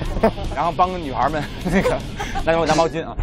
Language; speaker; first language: Chinese; native; Chinese